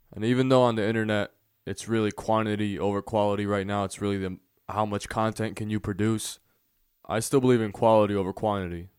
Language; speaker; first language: English; native; English